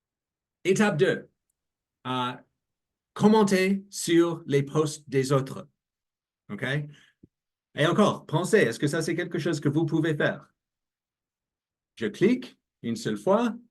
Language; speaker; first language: French; non-native, learner; English